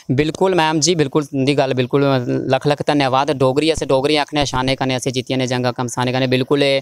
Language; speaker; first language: Hindi; native; Hindi